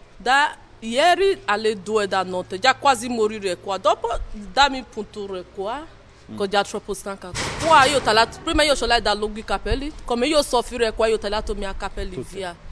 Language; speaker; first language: Italian; non-native, learner; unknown